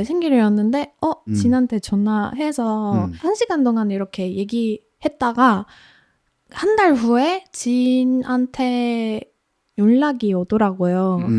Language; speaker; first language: Korean; non-native, fluent; Polish